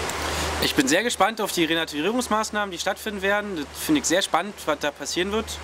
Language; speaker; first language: German; native; German